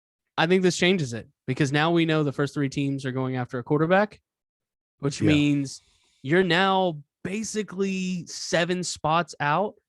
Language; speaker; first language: English; native; English